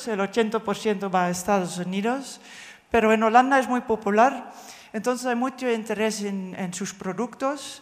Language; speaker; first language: Spanish; non-native, fluent; Dutch